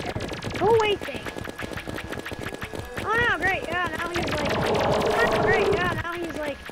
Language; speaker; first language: English; native; English